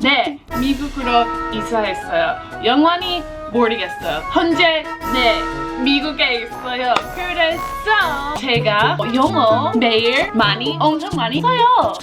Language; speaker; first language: Korean; non-native, fluent; English